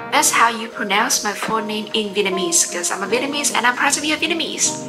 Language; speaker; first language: English; non-native, fluent; Vietnamese